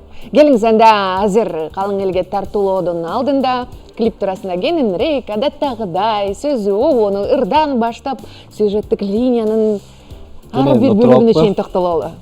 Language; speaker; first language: Kyrgyz; native; Kyrgyz